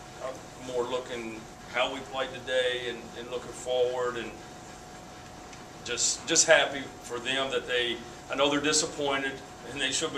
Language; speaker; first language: English; native; English